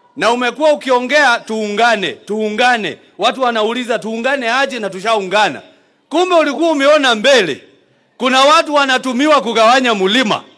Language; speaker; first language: Swahili; non-native, local second language; Kikuyu